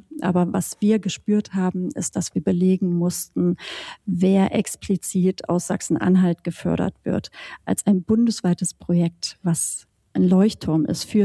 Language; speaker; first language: German; native; German